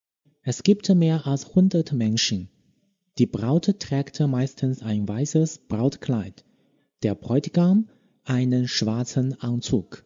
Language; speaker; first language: German; non-native, fluent; Chinese